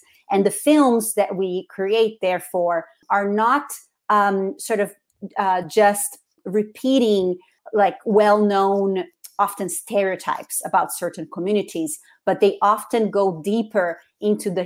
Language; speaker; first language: English; non-native, fluent; Portuguese